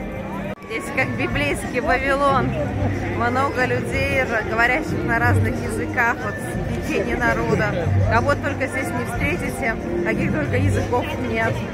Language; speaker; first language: Russian; native; Russian